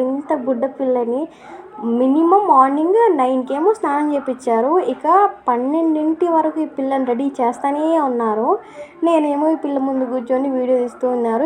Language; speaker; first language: Telugu; non-native, local second language; Urdu